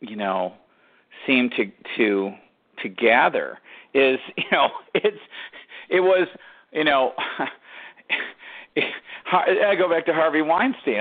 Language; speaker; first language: English; native; English